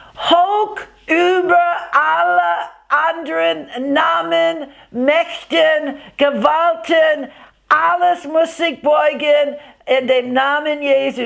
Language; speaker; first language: German; non-native, fluent; English